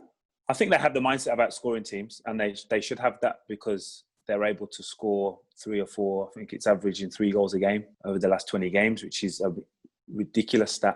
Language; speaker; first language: English; native; English